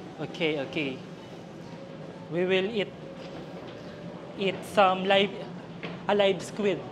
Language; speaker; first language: English; non-native, learner; Filipino